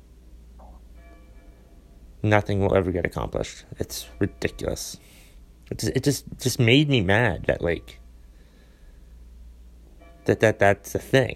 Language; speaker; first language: English; native; English